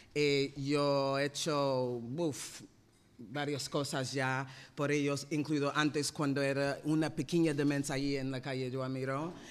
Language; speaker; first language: Spanish; non-native, fluent; English